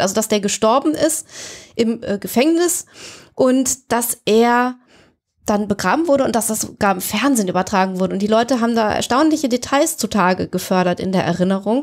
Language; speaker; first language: German; native; German